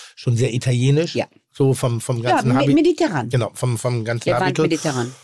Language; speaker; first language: German; native; German